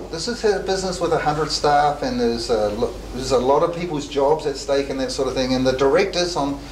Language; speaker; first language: English; native; English